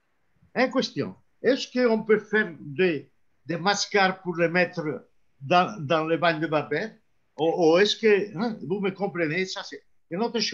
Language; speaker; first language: French; non-native, fluent; Spanish